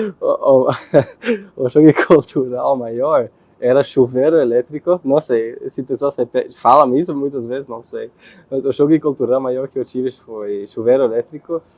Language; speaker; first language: Portuguese; non-native, fluent; Hebrew